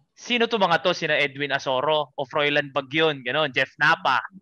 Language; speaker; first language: Filipino; native; Filipino